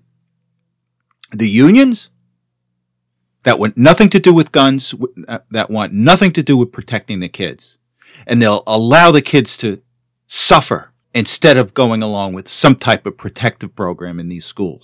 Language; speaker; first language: English; native; English